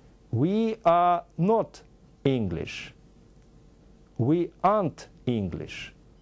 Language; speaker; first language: English; non-native, fluent; Russian